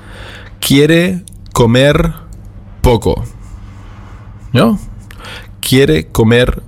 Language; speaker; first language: Spanish; non-native, fluent; German